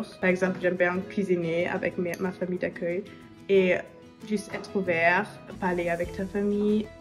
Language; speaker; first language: French; non-native, learner; German